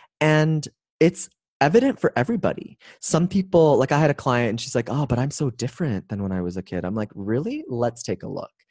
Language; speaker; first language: English; native; English